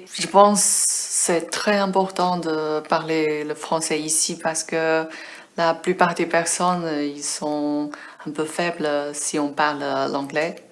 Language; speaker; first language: French; non-native, fluent; Chinese